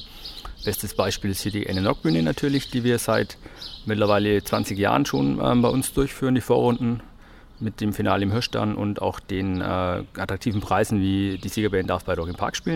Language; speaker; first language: German; native; German